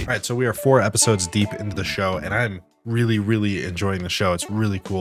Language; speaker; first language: English; native; English